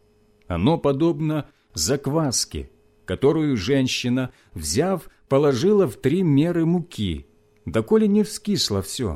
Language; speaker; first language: Russian; native; Russian